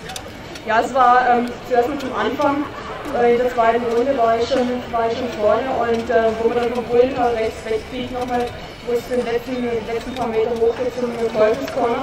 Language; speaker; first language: German; native; German